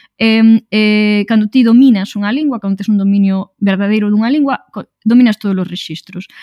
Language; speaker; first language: Galician; native; Galician